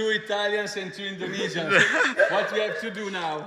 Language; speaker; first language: English; non-native, fluent; Italian